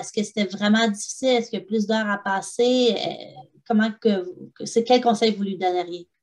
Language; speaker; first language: French; native; French